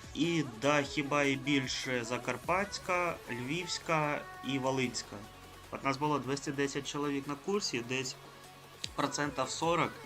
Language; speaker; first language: Ukrainian; non-native, local second language; Russian